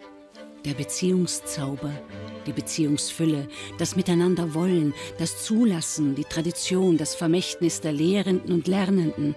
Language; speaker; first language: German; native; German